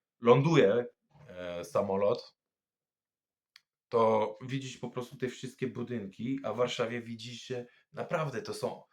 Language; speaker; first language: Polish; non-native, fluent; French